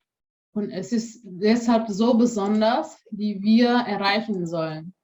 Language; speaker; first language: German; non-native, fluent; Indonesian